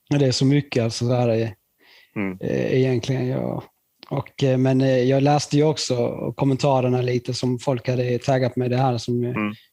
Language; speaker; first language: Swedish; early bilingual, other home language; Spanish